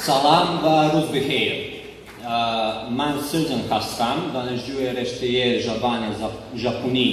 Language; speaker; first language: Persian; non-native, learner; Serbian